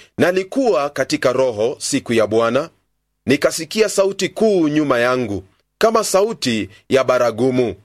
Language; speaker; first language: Swahili; non-native, local second language; Luyia